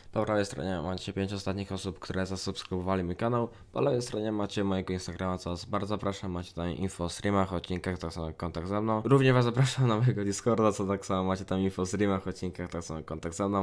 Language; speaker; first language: Polish; native; Polish